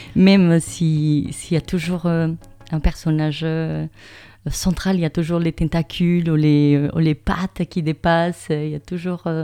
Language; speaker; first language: French; native; French